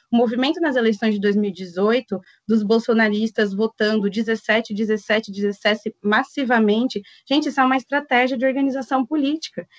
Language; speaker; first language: Portuguese; native; Portuguese